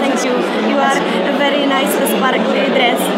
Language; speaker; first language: English; non-native, learner; Czech